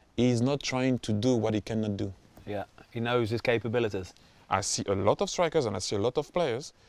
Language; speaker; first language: English; non-native, fluent; French